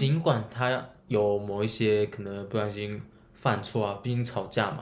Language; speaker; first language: Chinese; native; Chinese